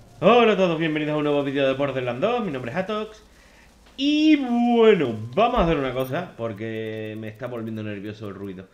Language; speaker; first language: Spanish; native; Spanish